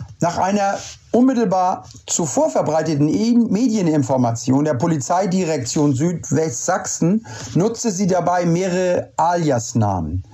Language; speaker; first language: German; native; German